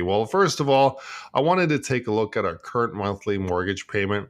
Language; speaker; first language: English; native; English